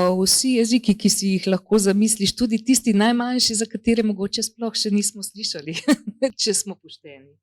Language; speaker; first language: Slovenian; native; Slovenian